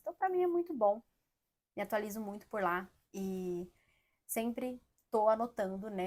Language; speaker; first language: Portuguese; native; Portuguese